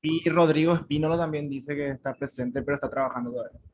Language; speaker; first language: Spanish; native; Spanish